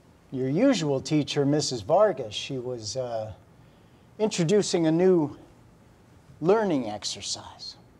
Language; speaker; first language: English; native; English